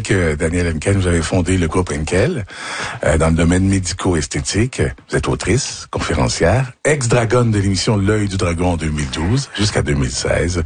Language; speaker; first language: French; native; French